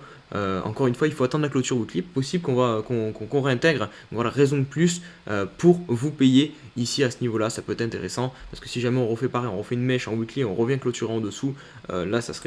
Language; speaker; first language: French; native; French